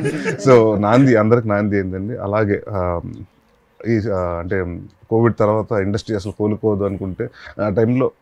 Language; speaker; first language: Telugu; native; Telugu